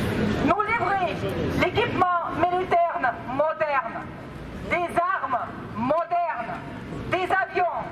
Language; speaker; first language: French; non-native, fluent; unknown